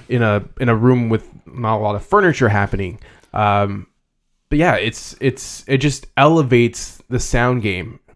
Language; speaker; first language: English; early bilingual, other home language; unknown